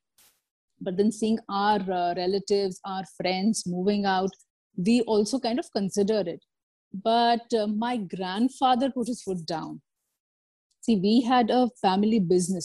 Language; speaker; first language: English; non-native, local second language; Kashmiri